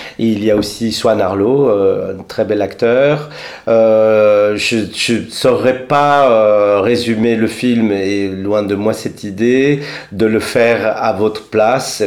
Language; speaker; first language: French; non-native, fluent; Spanish